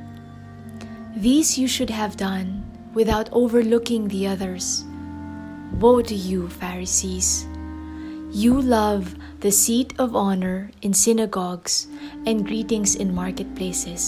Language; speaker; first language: English; non-native, local second language; Filipino